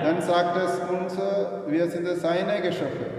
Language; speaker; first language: German; non-native, learner; Malayalam